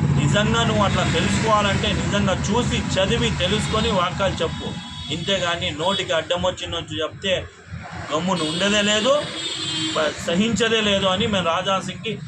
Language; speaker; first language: Telugu; non-native, local second language; Urdu